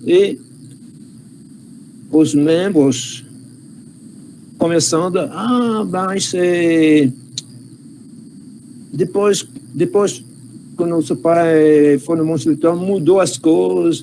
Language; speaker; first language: Portuguese; non-native, fluent; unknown